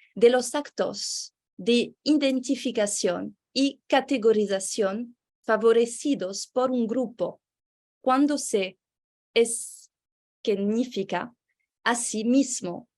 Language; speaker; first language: Spanish; non-native, fluent; French